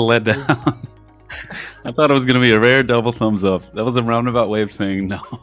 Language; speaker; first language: English; native; English